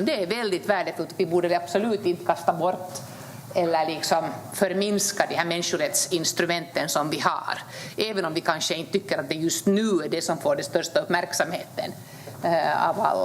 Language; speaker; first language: Swedish; native; Swedish